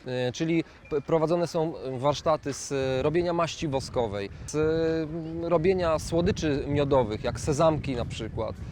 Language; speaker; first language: Polish; native; Polish